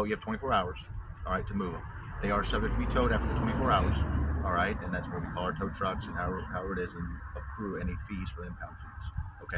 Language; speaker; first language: English; native; English